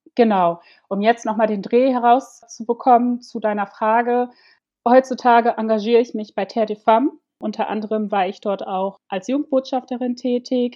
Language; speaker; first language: German; early bilingual, other home language; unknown